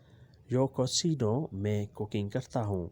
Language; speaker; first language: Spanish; non-native, learner; Urdu